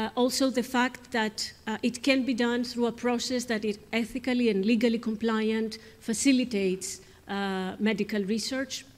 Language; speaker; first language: English; non-native, fluent; Greek